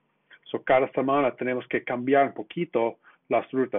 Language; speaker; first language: Spanish; non-native, fluent; English